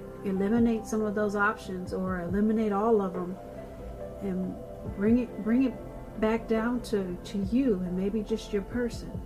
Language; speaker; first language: English; native; English